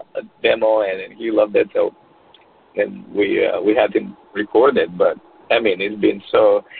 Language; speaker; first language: English; non-native, fluent; Romanian